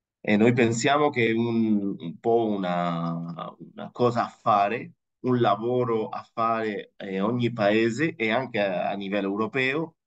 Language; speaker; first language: Italian; non-native, fluent; Spanish